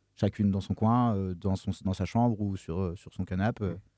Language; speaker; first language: French; native; French